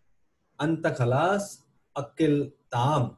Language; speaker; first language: Arabic; non-native, learner; Hindi